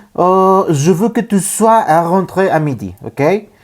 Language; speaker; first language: French; non-native, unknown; Spanish